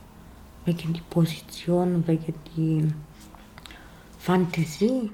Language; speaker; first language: German; non-native, learner; Romanian